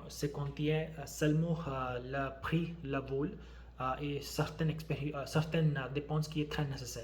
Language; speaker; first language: French; non-native, learner; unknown